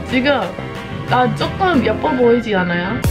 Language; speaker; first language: Korean; non-native, fluent; English